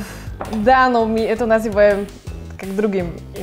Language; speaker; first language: Russian; non-native, learner; Slovak